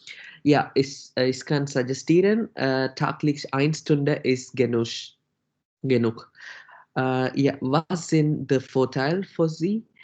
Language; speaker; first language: German; non-native, learner; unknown